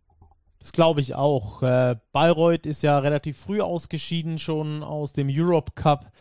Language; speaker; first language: German; native; German